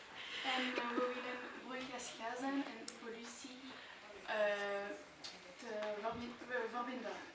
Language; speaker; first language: Dutch; non-native, learner; French